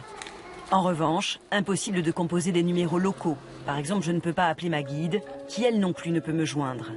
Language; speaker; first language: French; native; French